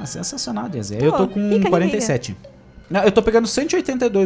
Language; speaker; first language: Portuguese; native; Portuguese